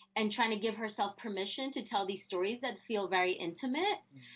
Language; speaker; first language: English; early bilingual, other home language; Spanish